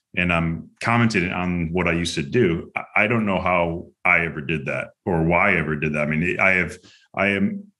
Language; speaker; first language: English; native; English